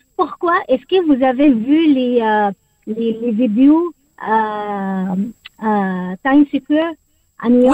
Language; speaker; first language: French; non-native, learner; Arabic